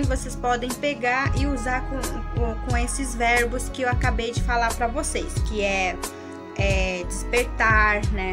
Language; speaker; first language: Portuguese; non-native, local second language; Guarani